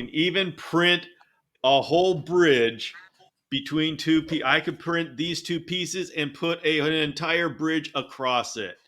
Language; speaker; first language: English; native; English